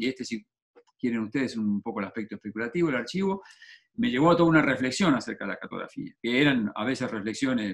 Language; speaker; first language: Spanish; native; Spanish